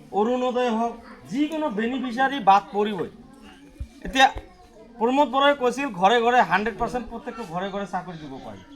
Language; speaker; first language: Assamese; non-native, local second language; Bangla